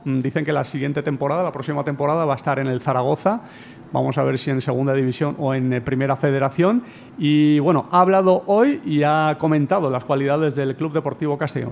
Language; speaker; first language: Spanish; native; Spanish